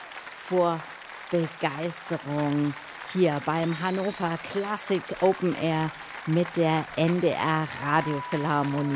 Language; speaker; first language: German; native; German